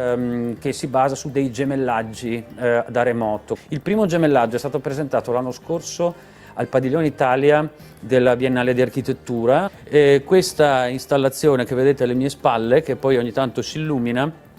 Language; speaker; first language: Italian; native; Italian